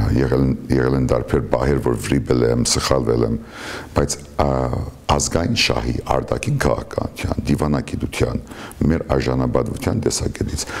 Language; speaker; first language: Armenian; early bilingual, heritage; Armenian